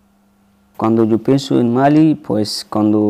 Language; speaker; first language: Spanish; non-native, learner; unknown